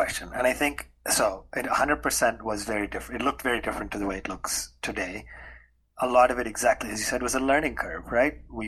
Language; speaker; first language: English; non-native, local second language; Hindi